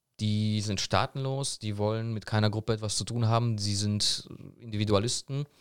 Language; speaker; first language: German; early bilingual, other home language; Polish